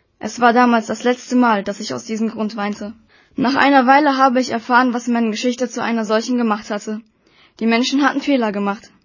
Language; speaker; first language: German; early bilingual, other home language; Russian